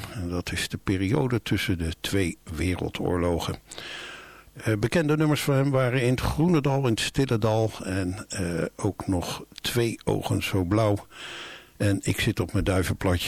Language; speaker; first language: Dutch; native; Dutch